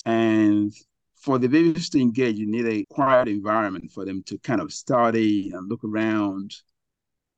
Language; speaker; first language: English; non-native, local second language; Igbo